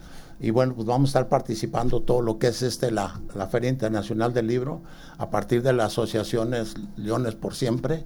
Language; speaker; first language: Spanish; native; Spanish